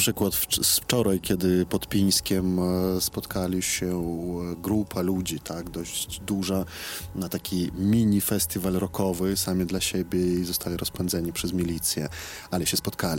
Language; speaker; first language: Polish; non-native, fluent; Belarusian